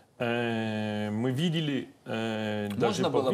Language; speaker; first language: Russian; non-native, learner; French